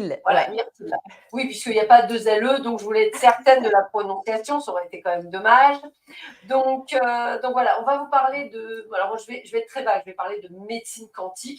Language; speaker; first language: French; native; French